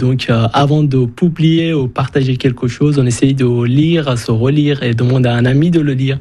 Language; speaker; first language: French; non-native, fluent; Persian